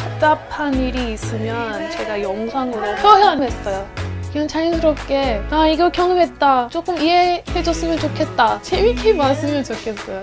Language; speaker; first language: Korean; non-native, learner; English